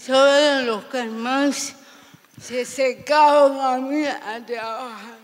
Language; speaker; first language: Spanish; native; Spanish